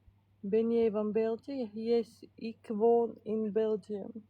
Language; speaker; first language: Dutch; non-native, learner; Latvian